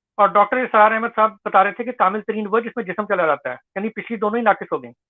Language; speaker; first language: Urdu; native; Urdu